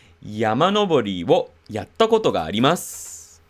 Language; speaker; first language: Japanese; non-native, fluent; English